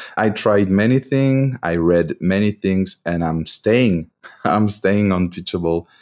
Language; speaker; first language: English; non-native, fluent; French